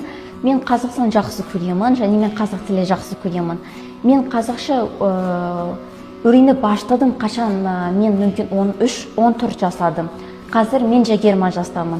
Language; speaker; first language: Kazakh; non-native, learner; English